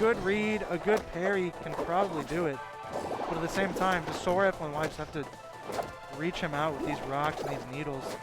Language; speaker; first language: English; native; English